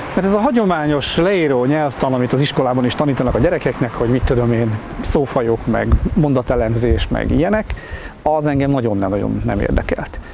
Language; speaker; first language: Hungarian; native; Hungarian